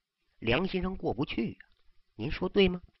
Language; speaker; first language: Chinese; native; Chinese